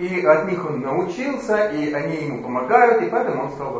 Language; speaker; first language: Polish; non-native, learner; Russian